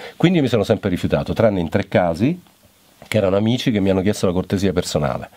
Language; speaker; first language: Italian; native; Italian